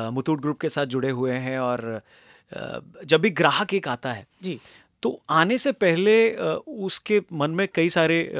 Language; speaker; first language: Hindi; native; Hindi